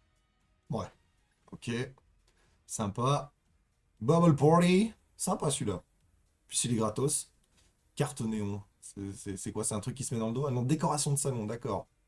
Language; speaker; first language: French; native; French